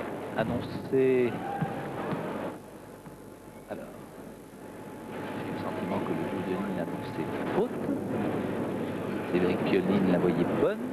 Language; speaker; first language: French; native; French